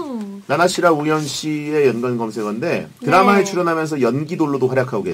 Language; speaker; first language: Korean; native; Korean